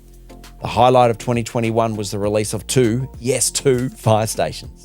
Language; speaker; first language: English; native; English